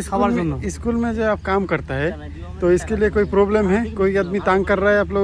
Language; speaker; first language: Hindi; non-native, learner; Bangla